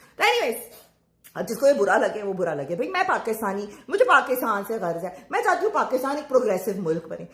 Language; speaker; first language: Urdu; native; Urdu